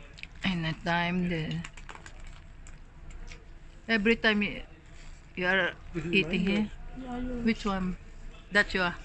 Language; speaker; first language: English; non-native, learner; Filipino